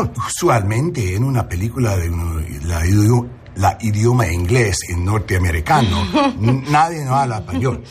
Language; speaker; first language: Spanish; non-native, learner; English